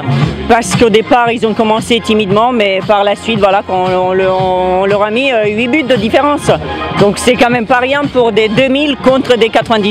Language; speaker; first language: French; native; French